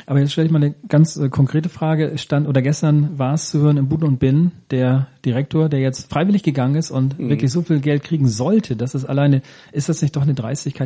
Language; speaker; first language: German; native; German